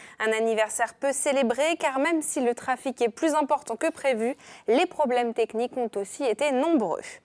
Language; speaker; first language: French; native; French